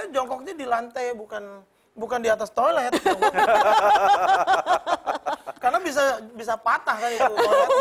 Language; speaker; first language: Indonesian; native; Indonesian